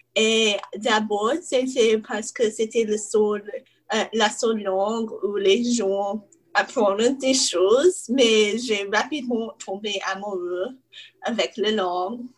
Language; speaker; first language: French; non-native, learner; English